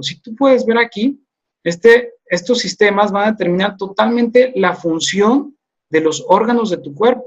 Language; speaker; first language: Spanish; native; Spanish